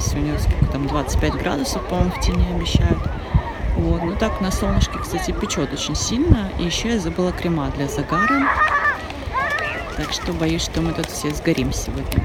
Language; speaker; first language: Russian; native; Russian